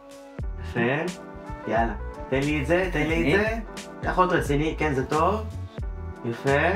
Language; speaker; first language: Hebrew; native; Hebrew